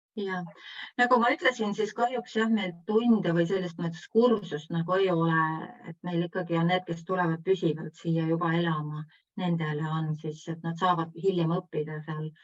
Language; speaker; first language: Estonian; native; Estonian